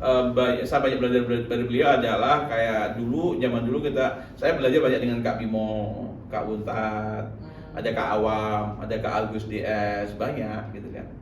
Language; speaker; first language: Indonesian; native; Indonesian